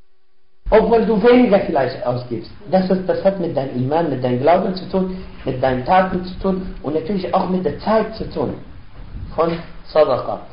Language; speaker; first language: German; non-native, fluent; Arabic